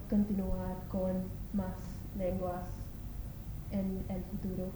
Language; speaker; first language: Spanish; non-native, learner; English